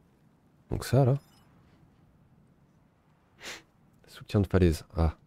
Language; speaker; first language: French; native; French